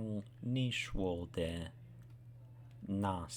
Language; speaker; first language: Chinese; non-native, learner; English